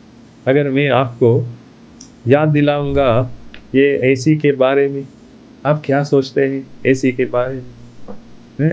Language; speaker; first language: Hindi; non-native, fluent; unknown